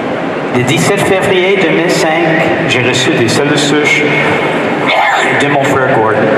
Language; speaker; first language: French; non-native, fluent; English